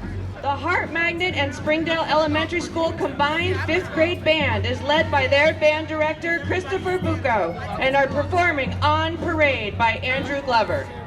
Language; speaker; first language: English; native; English